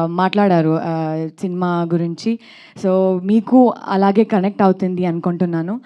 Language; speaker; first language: Telugu; non-native, learner; Kannada